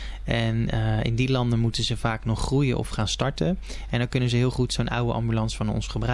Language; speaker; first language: Dutch; native; Dutch